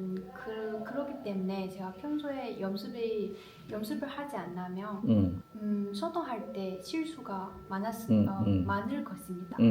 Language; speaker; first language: Korean; non-native, learner; Chinese